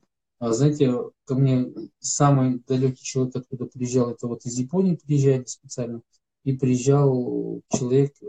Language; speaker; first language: Russian; native; Russian